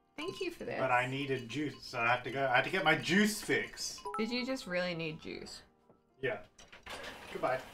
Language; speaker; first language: English; native; English